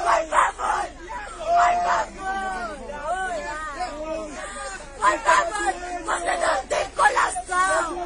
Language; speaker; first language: Portuguese; non-native, learner; Haitian Creole